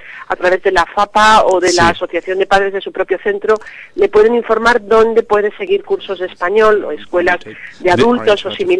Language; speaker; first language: Spanish; native; Spanish